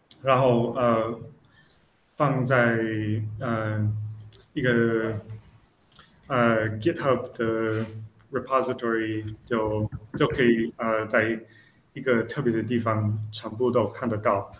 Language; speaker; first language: Chinese; non-native, learner; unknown